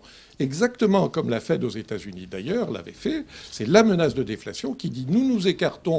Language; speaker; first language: French; native; French